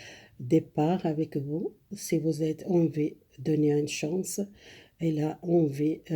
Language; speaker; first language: French; non-native, learner; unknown